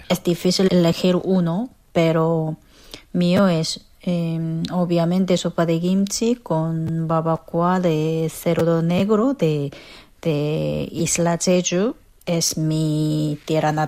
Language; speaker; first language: Spanish; non-native, learner; Korean